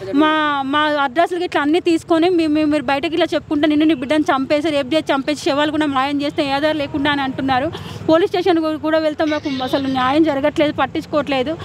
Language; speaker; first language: Telugu; native; Telugu